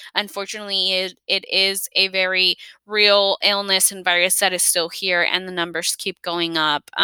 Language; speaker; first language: English; early bilingual, other home language; Spanish